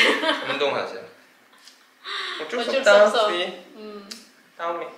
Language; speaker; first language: Korean; non-native, fluent; Japanese